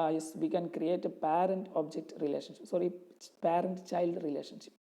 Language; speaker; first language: English; non-native, local second language; Malayalam